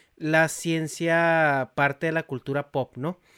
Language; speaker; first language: Spanish; native; Spanish